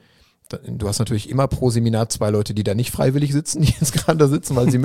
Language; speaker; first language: German; native; German